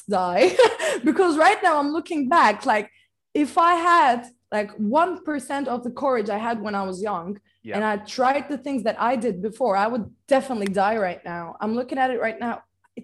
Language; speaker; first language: English; non-native, fluent; Turkish